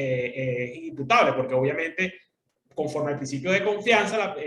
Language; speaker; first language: Spanish; native; Spanish